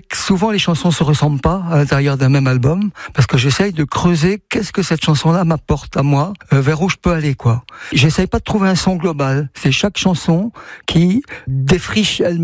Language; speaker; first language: French; native; French